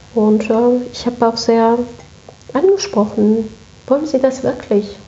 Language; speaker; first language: German; non-native, fluent; French